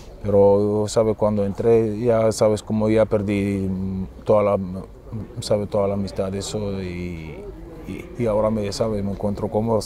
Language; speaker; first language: Spanish; non-native, fluent; Arabic